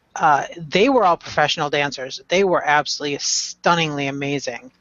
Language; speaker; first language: English; native; English